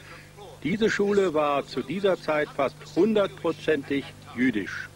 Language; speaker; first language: German; native; German